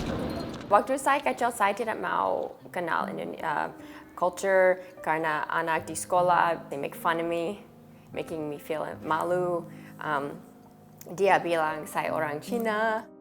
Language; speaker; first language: Indonesian; early bilingual, heritage; English